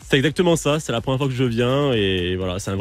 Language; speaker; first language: French; native; French